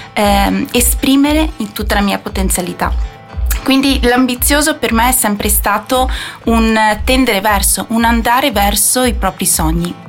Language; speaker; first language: Italian; native; Italian